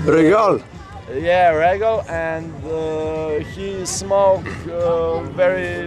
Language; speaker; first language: English; non-native, learner; Serbian